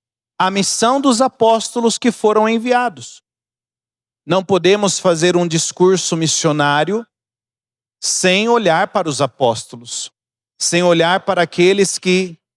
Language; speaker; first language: Portuguese; native; Portuguese